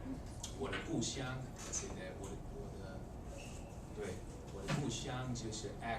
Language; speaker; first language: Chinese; non-native, fluent; English